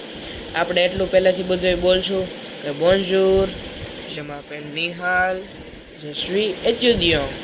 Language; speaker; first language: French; non-native, learner; Gujarati